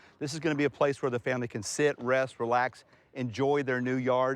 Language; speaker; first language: English; native; English